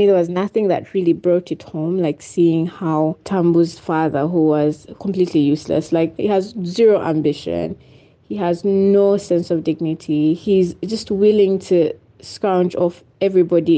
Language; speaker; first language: English; non-native, local second language; Ganda